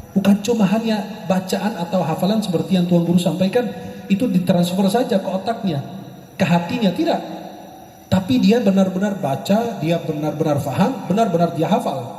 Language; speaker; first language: Indonesian; non-native, fluent; Arabic